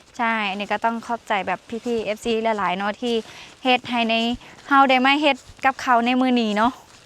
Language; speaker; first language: Thai; non-native, local second language; Lao